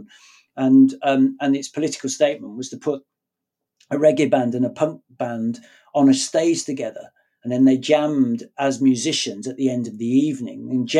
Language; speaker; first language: English; native; English